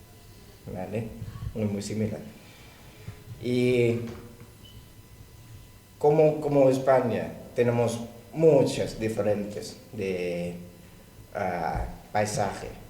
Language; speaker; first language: Spanish; non-native, learner; Thai